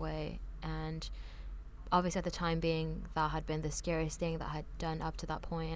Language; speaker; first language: English; early bilingual, other home language; Vietnamese